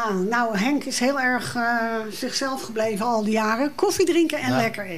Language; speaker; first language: Dutch; native; Dutch